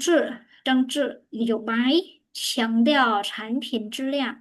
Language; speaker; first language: Chinese; non-native, fluent; Khmer